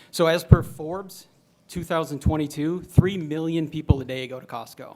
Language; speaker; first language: English; native; English